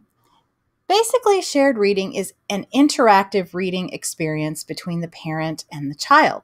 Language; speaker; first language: English; native; English